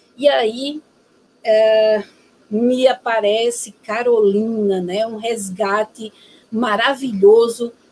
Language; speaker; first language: Portuguese; native; Portuguese